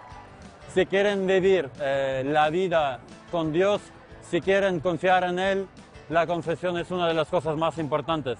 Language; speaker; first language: Spanish; non-native, fluent; Ukrainian